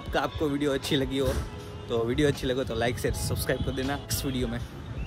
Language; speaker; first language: Hindi; non-native, local second language; Gujarati